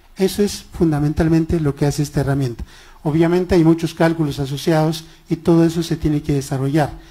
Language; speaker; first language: Spanish; non-native, local second language; Quechua